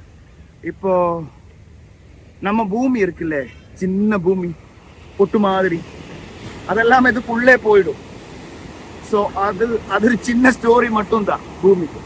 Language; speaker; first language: Tamil; non-native, learner; Malayalam